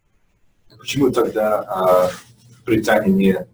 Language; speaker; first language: Russian; non-native, fluent; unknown